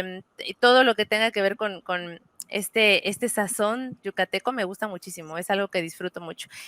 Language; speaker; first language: Spanish; native; Spanish